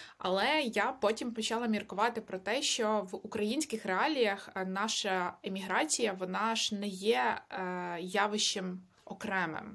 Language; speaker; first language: Ukrainian; native; Ukrainian